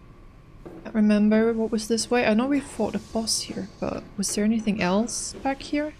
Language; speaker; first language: English; native; English